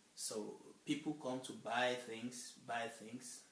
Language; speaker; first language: English; non-native, local second language; Yoruba